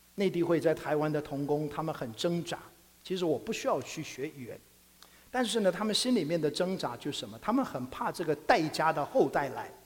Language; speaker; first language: Chinese; native; Chinese